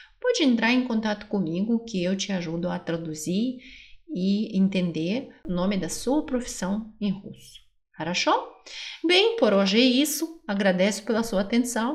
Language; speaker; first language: Portuguese; non-native, fluent; Russian